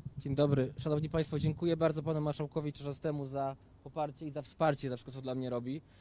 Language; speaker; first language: Polish; native; Polish